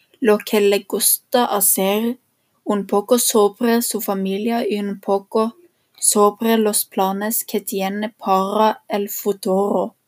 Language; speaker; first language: Spanish; non-native, learner; Norwegian